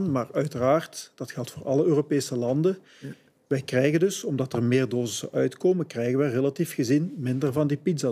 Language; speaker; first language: Dutch; native; Dutch